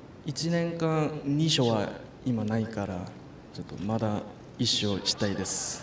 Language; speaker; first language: Japanese; non-native, fluent; Korean